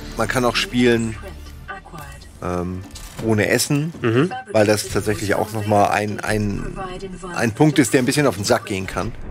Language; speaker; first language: German; native; German